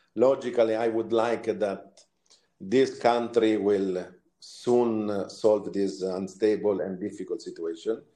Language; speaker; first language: English; non-native, fluent; Italian